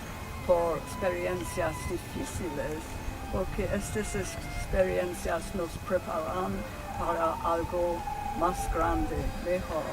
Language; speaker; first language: Spanish; non-native, fluent; English